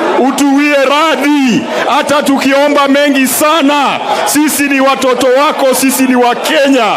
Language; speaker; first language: Swahili; non-native, local second language; Luo (Kenya and Tanzania)